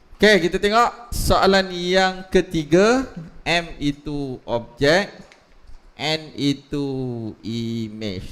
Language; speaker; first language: Malay; native; Malay